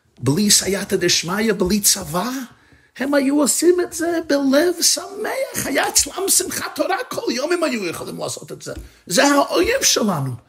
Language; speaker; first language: Hebrew; non-native, fluent; English